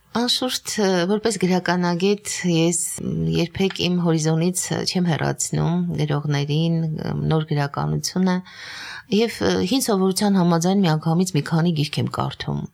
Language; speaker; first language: Armenian; native; Armenian